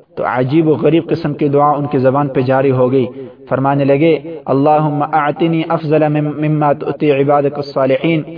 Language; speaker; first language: Urdu; non-native, local second language; Pashto